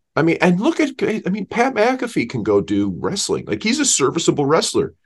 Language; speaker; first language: English; native; English